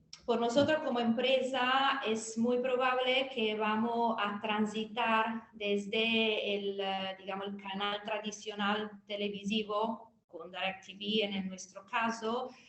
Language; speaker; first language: Spanish; non-native, fluent; Italian